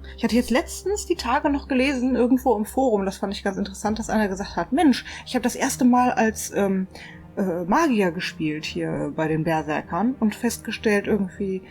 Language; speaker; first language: German; native; German